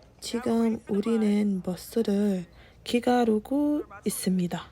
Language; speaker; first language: Korean; non-native, learner; English